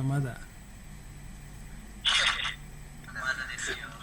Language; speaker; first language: Japanese; non-native, learner; Indonesian